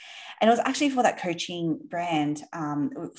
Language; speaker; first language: English; native; English